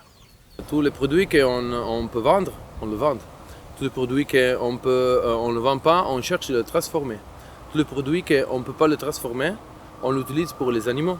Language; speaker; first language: French; non-native, learner; Italian